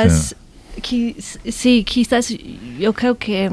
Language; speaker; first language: Spanish; non-native, fluent; English